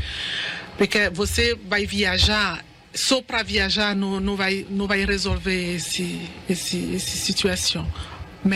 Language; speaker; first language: Portuguese; non-native, learner; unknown